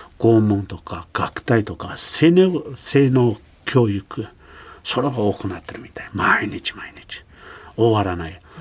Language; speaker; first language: Japanese; non-native, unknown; Uyghur